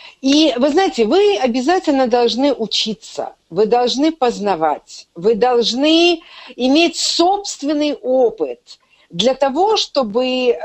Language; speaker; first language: Russian; native; Russian